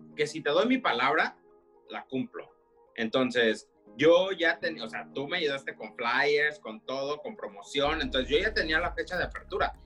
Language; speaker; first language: Spanish; early bilingual, heritage; Spanish